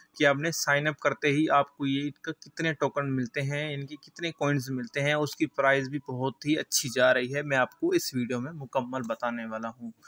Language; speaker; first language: Urdu; native; Urdu